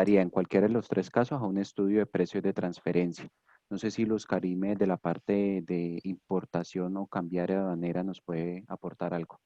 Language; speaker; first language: Spanish; native; Spanish